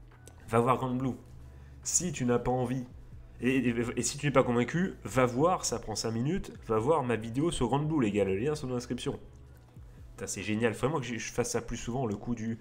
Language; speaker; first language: French; native; French